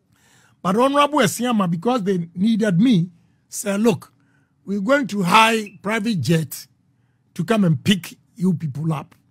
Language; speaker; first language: English; non-native, local second language; Akan